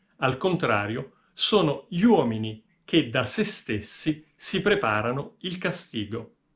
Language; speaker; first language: Italian; native; Italian